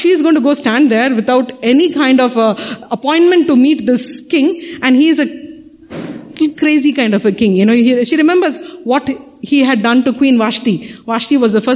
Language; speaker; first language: English; non-native, local second language; Tamil